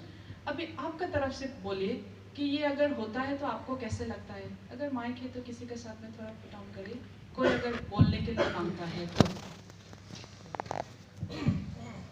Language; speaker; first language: Hindi; non-native, local second language; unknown